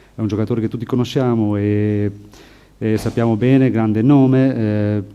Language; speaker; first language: Italian; non-native, fluent; Albanian